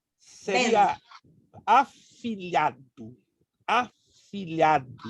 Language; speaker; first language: Portuguese; native; Portuguese